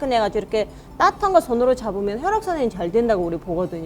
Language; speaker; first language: Korean; non-native, fluent; Mongolian